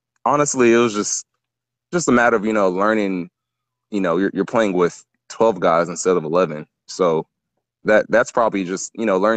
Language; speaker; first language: English; native; English